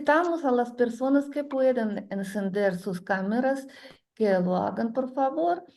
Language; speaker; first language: Spanish; non-native, learner; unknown